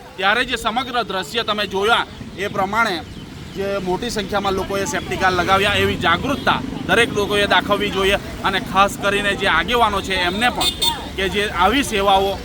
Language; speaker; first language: Gujarati; native; Gujarati